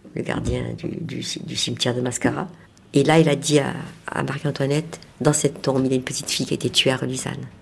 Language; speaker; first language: French; native; French